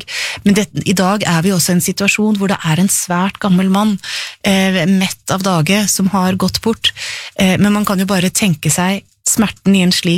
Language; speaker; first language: Norwegian; native; Norwegian